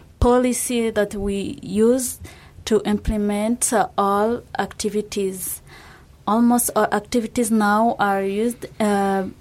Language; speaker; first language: English; non-native, local second language; Kinyarwanda